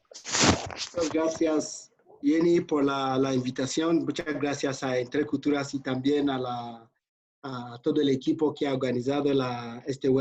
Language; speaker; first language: Spanish; non-native, fluent; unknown